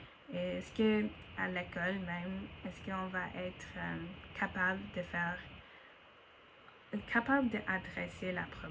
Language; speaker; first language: French; non-native, learner; English